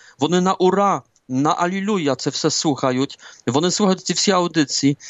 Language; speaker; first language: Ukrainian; early bilingual, heritage; Ukrainian